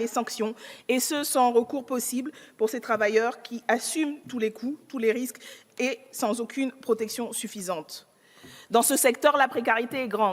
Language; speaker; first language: French; native; French